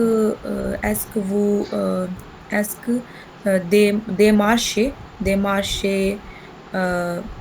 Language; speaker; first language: French; non-native, learner; Hindi